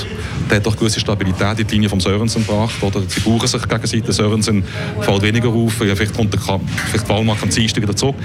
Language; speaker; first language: German; native; German